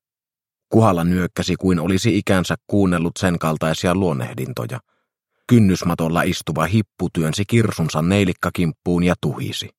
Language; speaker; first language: Finnish; native; Finnish